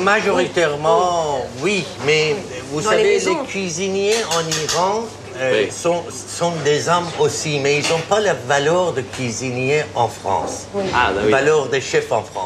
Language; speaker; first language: French; non-native, fluent; Persian